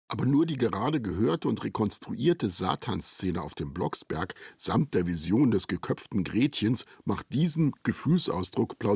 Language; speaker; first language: German; native; German